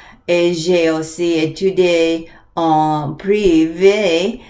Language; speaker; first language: French; non-native, learner; English